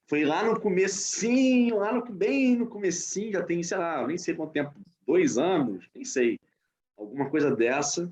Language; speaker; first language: Portuguese; native; Portuguese